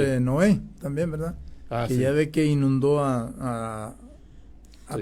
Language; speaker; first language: Spanish; native; Spanish